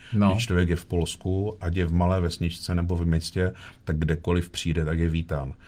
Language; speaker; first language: Czech; native; Czech